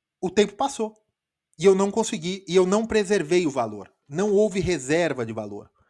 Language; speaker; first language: Portuguese; native; Portuguese